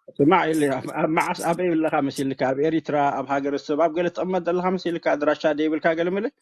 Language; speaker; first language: Tigrinya; native; Tigrinya